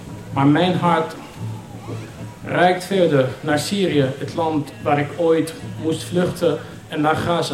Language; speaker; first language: Dutch; non-native, fluent; Arabic